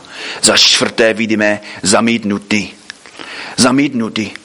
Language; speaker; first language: Czech; non-native, fluent; English